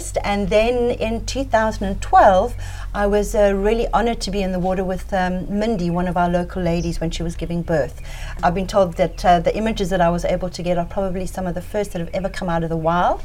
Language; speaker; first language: English; native; English